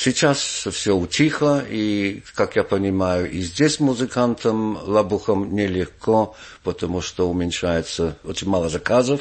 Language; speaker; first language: Russian; non-native, fluent; English